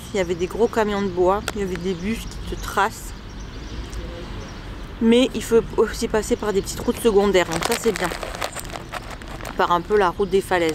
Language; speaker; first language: French; native; French